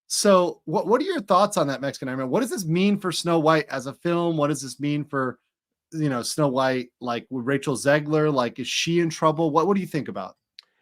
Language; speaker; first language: English; native; English